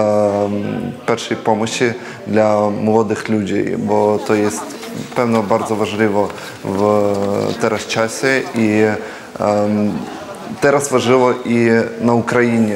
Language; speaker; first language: Polish; non-native, learner; Ukrainian